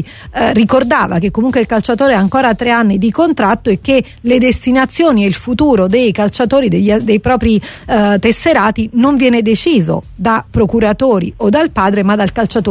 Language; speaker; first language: Italian; native; Italian